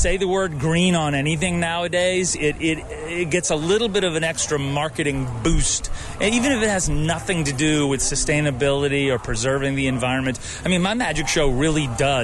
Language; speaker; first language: English; native; English